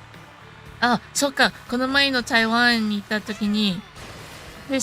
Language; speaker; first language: Japanese; non-native, fluent; English